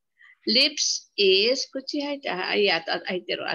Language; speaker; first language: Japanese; non-native, fluent; Filipino